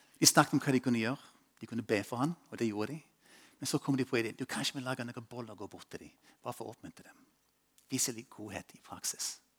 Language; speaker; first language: Norwegian; non-native, fluent; English